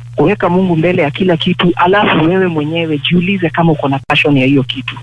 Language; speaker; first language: Swahili; non-native, local second language; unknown